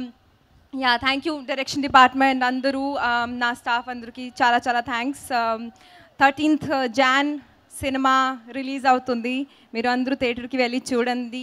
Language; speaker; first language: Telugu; non-native, fluent; Hindi